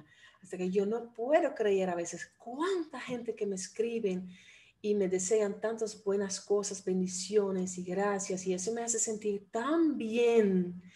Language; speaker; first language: Spanish; non-native, fluent; Dutch